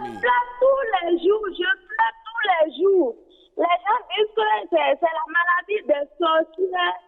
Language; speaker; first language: French; non-native, learner; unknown